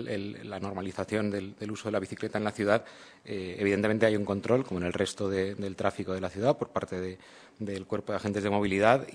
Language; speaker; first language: Spanish; native; Spanish